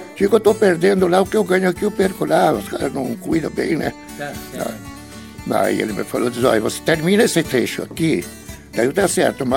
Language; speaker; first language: Portuguese; native; Portuguese